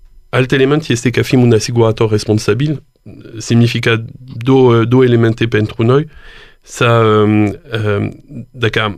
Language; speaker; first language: Romanian; non-native, learner; French